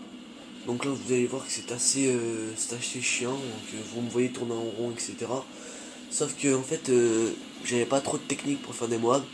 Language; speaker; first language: French; native; French